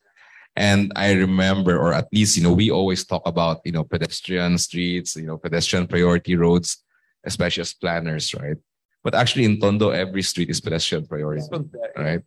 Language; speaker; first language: English; non-native, local second language; Filipino